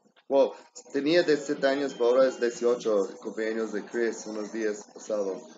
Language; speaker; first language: Spanish; early bilingual, heritage; English